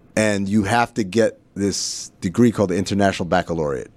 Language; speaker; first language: English; early bilingual, other home language; Arabic